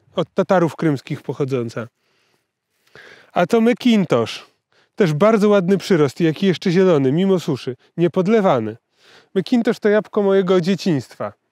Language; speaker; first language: Polish; native; Polish